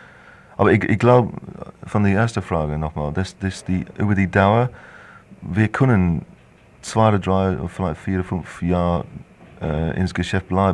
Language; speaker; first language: German; non-native, fluent; English